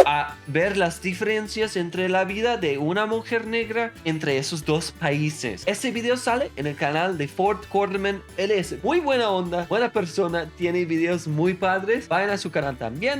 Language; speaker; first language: Spanish; non-native, fluent; English